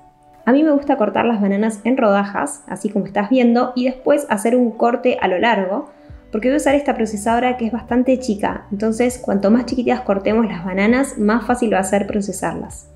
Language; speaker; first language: Spanish; native; Spanish